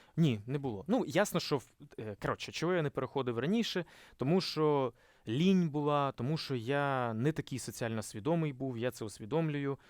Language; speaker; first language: Ukrainian; non-native, local second language; Russian